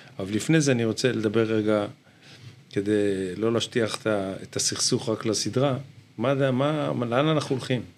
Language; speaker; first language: Hebrew; native; Hebrew